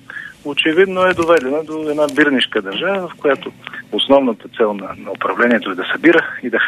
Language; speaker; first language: Bulgarian; native; Bulgarian